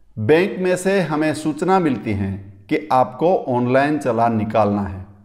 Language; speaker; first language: Hindi; non-native, local second language; Gujarati